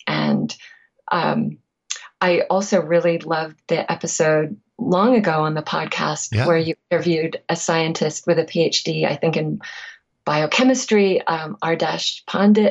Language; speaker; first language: English; native; English